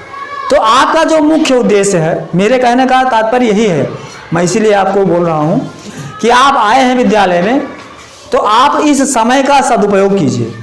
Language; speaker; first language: Hindi; native; Hindi